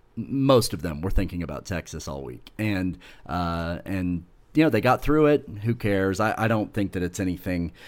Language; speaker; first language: English; native; English